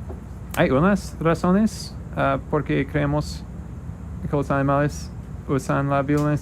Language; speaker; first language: Spanish; non-native, learner; English